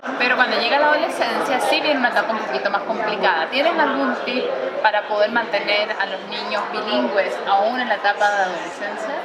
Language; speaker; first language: Spanish; early bilingual, heritage; Spanish